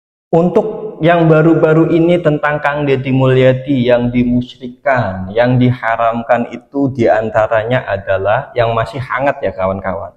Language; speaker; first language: Indonesian; native; Indonesian